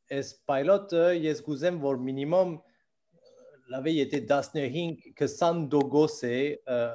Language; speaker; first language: Armenian; early bilingual, heritage; Armenian